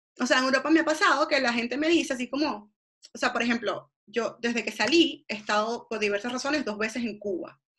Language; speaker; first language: Spanish; native; Spanish